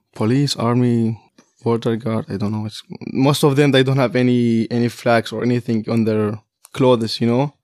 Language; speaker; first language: English; non-native, fluent; Kurdish